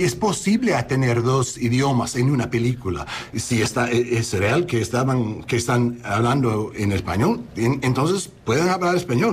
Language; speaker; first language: Spanish; non-native, learner; English